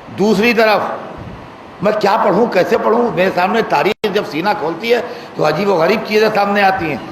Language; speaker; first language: Urdu; native; Urdu